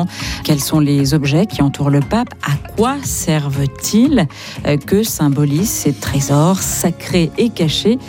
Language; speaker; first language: French; native; French